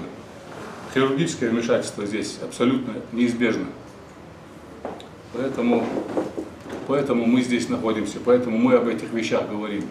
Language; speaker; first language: Russian; non-native, local second language; Ingush